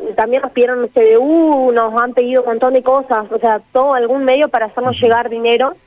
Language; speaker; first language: Spanish; native; Spanish